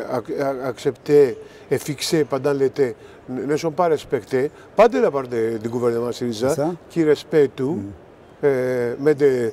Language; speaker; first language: French; non-native, fluent; Greek